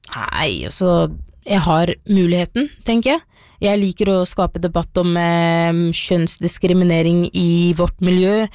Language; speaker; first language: Norwegian; early bilingual, other home language; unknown